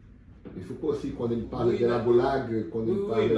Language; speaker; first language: French; non-native, learner; Portuguese